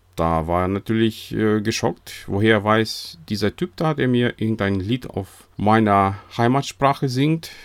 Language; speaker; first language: German; non-native, fluent; Russian